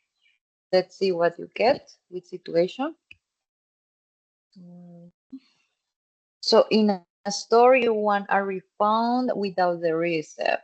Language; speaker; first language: English; non-native, fluent; Spanish